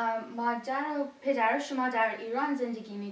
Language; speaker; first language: Persian; early bilingual, heritage; English